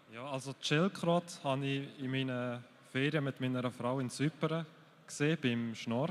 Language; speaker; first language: German; native; German